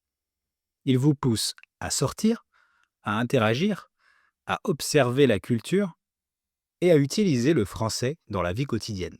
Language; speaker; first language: French; native; French